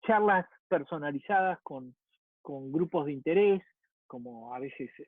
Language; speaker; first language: Spanish; native; Spanish